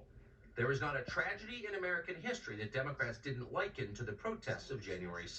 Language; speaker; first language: English; native; English